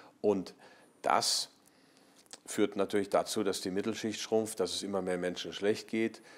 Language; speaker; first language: German; native; German